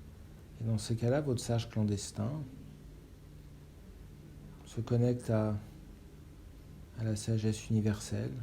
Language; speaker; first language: French; native; French